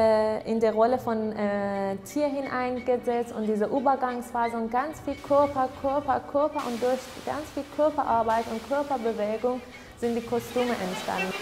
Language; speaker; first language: German; non-native, fluent; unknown